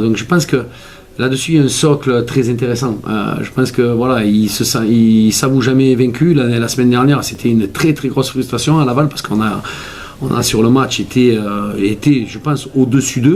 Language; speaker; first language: French; native; French